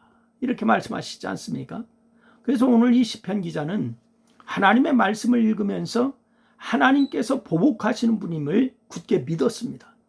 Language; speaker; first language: Korean; native; Korean